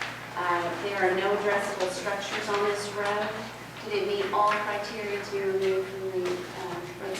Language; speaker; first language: English; native; English